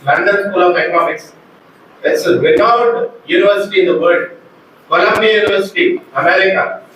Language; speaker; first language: English; non-native, local second language; Telugu